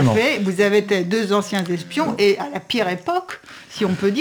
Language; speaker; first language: French; native; French